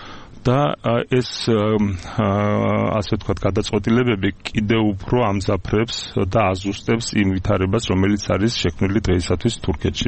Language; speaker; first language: Georgian; native; Georgian